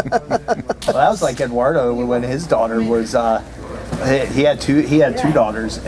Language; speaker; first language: English; native; English